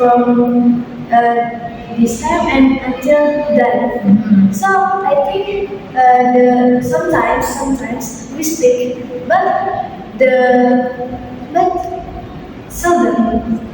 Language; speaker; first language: English; non-native, learner; Indonesian